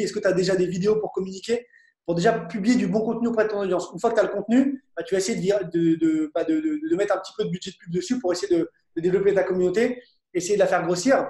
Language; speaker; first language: French; native; French